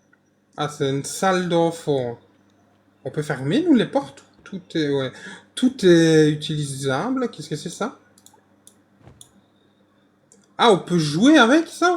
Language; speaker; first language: French; native; French